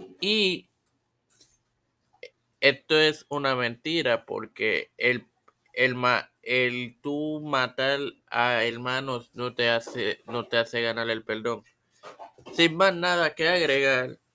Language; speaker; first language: Spanish; native; Spanish